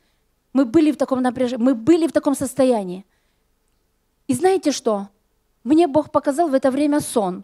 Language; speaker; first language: Russian; native; Russian